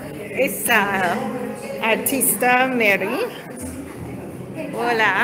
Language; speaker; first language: Spanish; non-native, learner; English